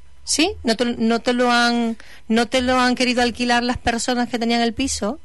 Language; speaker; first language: Spanish; native; Spanish